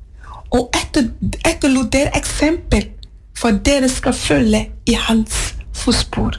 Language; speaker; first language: Norwegian; non-native, fluent; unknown